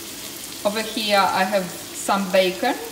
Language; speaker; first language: English; non-native, learner; Polish